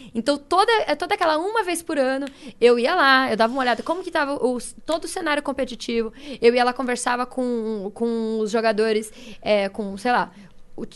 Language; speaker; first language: Portuguese; native; Portuguese